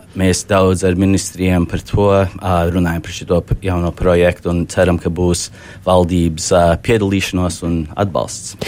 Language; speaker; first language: Latvian; early bilingual, heritage; Latvian